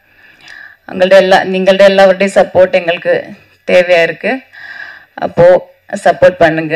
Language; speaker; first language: Tamil; non-native, learner; Malayalam